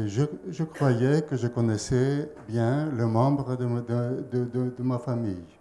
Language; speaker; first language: French; non-native, fluent; Greek